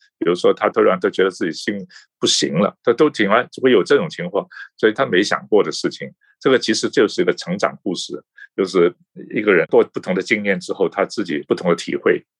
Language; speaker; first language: Chinese; non-native, local second language; Cantonese